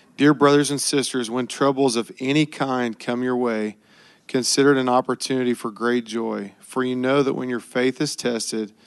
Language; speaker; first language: English; native; English